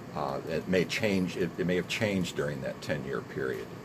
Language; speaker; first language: English; native; English